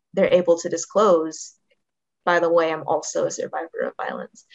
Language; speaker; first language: English; native; English